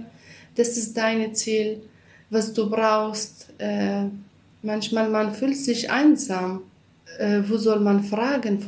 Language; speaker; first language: German; non-native, learner; Kurdish